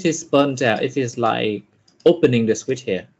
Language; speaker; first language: English; non-native, fluent; Vietnamese